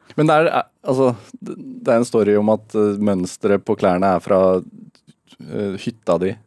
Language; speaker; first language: Norwegian; native; Norwegian